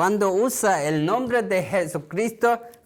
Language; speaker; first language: Spanish; non-native, learner; Korean